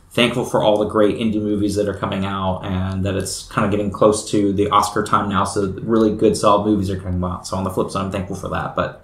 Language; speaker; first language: English; native; English